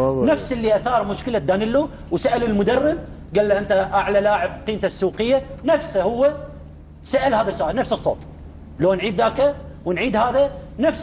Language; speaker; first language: Arabic; native; Arabic